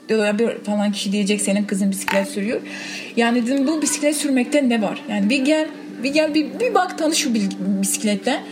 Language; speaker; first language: Turkish; non-native, local second language; Kurdish